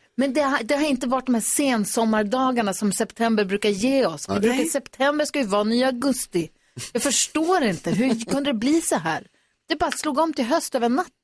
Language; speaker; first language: Swedish; native; Swedish